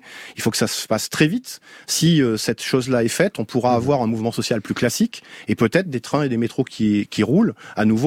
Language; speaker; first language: French; native; French